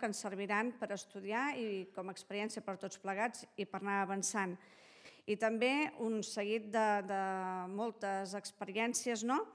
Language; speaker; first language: Catalan; native; Catalan